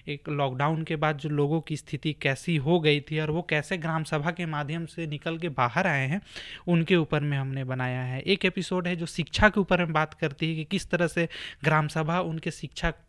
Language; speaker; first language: Hindi; native; Hindi